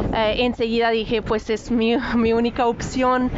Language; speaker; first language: Spanish; non-native, fluent; French